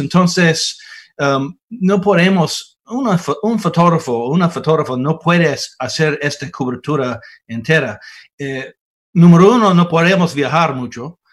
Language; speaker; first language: Spanish; non-native, fluent; English